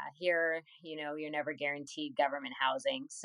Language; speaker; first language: English; native; English